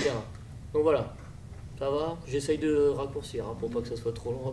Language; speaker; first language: French; native; French